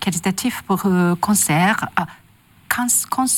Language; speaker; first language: French; non-native, learner; Japanese